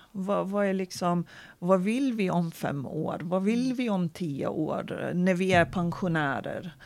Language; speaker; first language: Swedish; non-native, fluent; Arabic